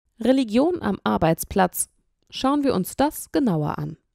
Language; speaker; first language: German; native; German